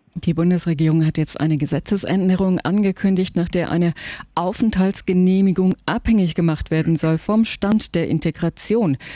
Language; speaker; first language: German; native; German